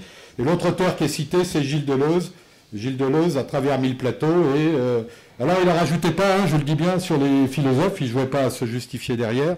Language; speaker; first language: French; native; French